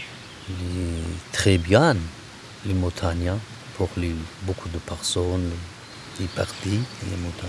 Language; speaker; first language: French; non-native, learner; Kurdish